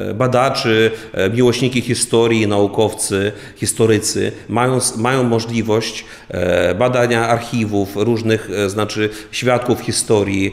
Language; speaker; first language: Polish; non-native, fluent; Ukrainian